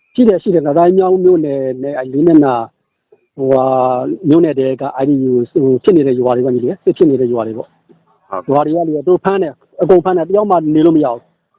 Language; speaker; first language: Burmese; native; Burmese